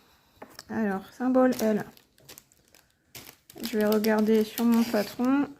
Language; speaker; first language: French; native; French